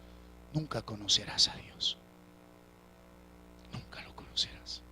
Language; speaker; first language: Spanish; native; Spanish